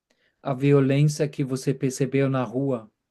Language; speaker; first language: Portuguese; non-native, fluent; German